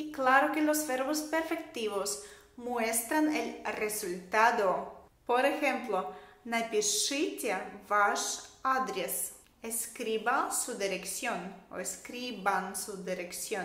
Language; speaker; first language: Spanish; non-native, fluent; Russian